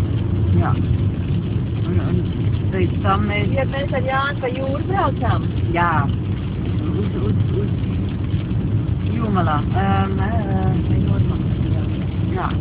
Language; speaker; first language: Latvian; non-native, learner; Dutch